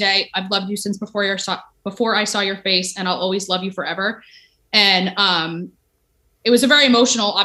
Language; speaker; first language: English; native; English